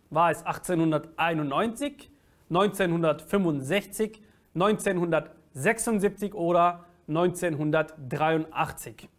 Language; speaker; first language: German; native; German